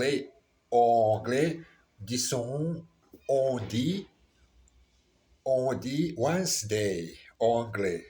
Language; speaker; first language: French; non-native, learner; Portuguese